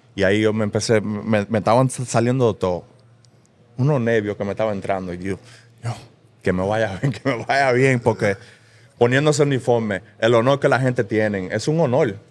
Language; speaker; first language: Spanish; early bilingual, heritage; Spanish